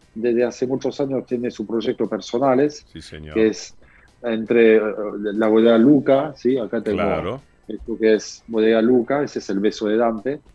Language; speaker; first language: Spanish; non-native, fluent; French